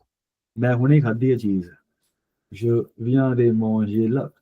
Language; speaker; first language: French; non-native, fluent; Punjabi